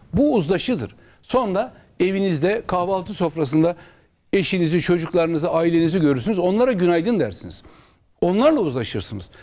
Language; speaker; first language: Turkish; native; Turkish